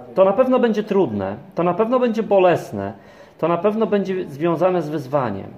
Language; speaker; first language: Polish; native; Polish